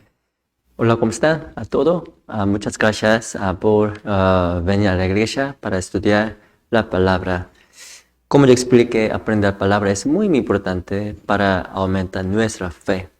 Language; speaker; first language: Spanish; non-native, fluent; Korean